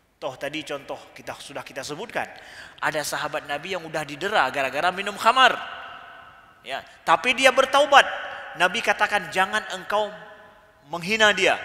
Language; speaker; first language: Malay; native; Malay